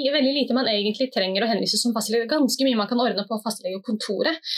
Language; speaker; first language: Norwegian; early bilingual, other home language; Somali